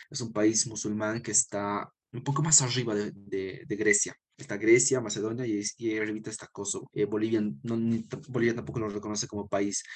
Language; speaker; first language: Spanish; native; Spanish